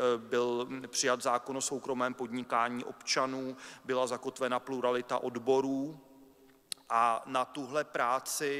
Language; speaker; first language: Czech; native; Czech